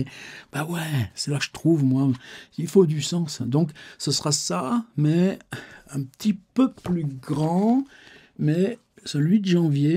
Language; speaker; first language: French; native; French